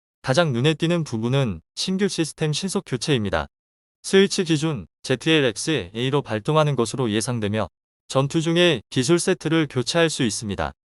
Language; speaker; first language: Korean; native; Korean